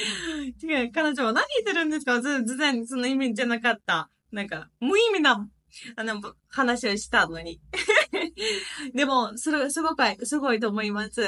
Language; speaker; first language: Japanese; non-native, fluent; Ukrainian